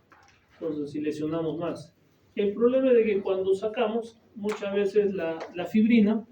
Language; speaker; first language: Spanish; native; Spanish